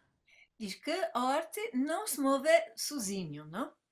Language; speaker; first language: Portuguese; non-native, fluent; English